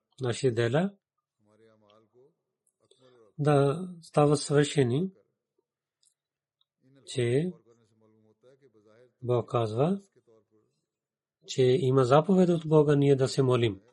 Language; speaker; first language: Bulgarian; non-native, learner; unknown